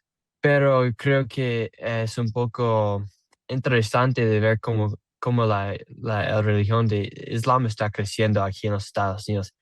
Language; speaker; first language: Spanish; non-native, learner; English